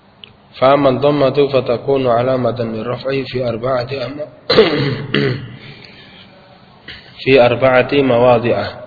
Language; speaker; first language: Arabic; non-native, fluent; Indonesian